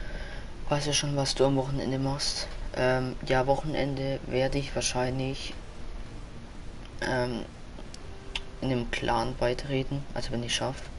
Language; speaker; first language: German; native; German